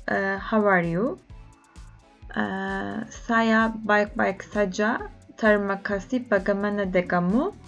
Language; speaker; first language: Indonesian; non-native, learner; Turkish